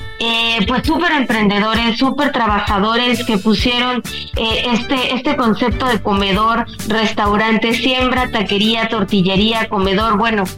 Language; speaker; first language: Spanish; native; Spanish